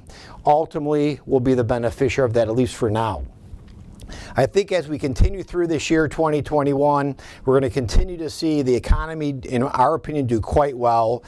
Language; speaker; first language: English; native; English